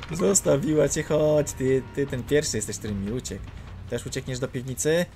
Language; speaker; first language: Polish; native; Polish